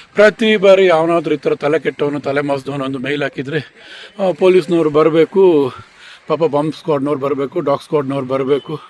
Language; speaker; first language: Kannada; non-native, local second language; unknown